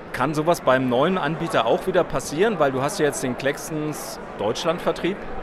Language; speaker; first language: German; native; German